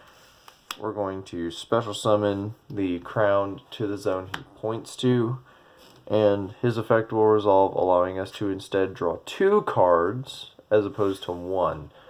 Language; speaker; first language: English; native; English